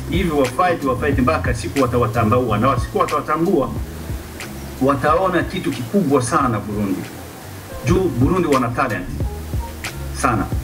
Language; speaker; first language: Swahili; non-native, local second language; Rundi